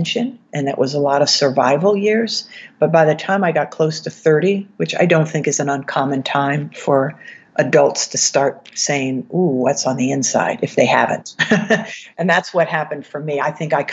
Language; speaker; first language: English; native; English